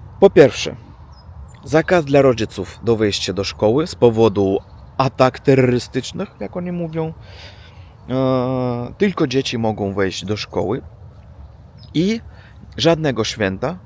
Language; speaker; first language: Polish; non-native, learner; Russian